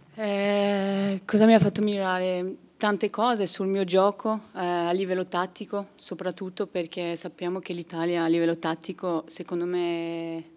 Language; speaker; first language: Italian; non-native, fluent; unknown